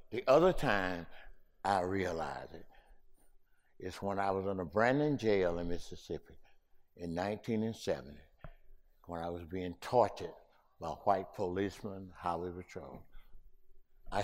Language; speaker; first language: English; early bilingual, other home language; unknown